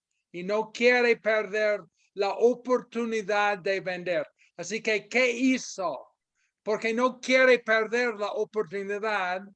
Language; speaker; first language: Spanish; non-native, fluent; English